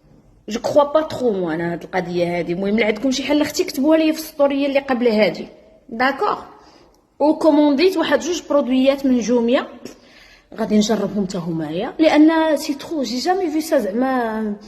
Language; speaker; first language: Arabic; native; Arabic